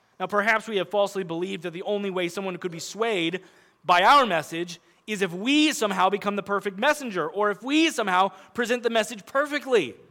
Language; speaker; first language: English; native; English